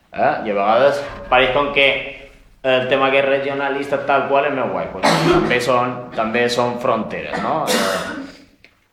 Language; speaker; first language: Catalan; native; Catalan